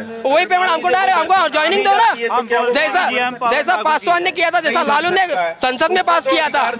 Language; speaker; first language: Hindi; non-native, local second language; Marathi